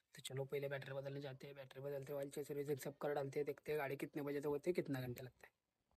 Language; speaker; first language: Hindi; non-native, local second language; Marathi